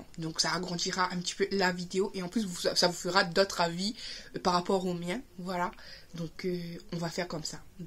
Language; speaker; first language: French; native; French